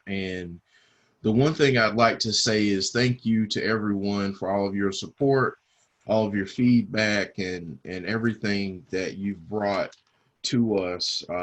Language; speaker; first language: English; native; English